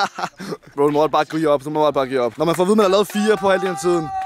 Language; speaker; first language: Danish; native; Danish